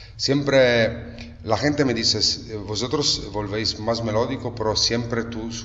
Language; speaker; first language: Spanish; non-native, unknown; Italian